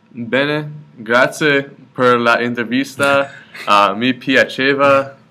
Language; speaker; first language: Italian; non-native, learner; English